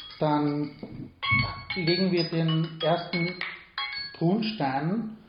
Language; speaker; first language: German; native; German